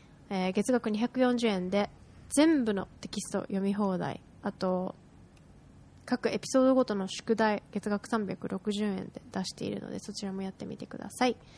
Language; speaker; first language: Japanese; early bilingual, heritage; Japanese